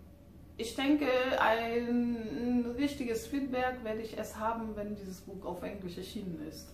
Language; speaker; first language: German; non-native, fluent; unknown